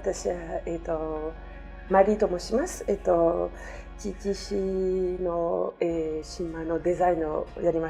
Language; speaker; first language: Japanese; non-native, learner; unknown